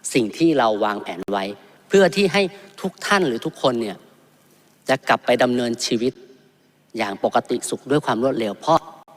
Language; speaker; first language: Thai; native; Thai